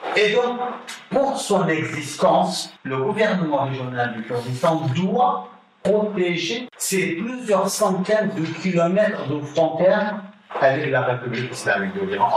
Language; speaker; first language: French; non-native, fluent; Kurdish